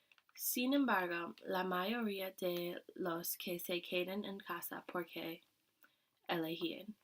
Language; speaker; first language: Spanish; non-native, learner; English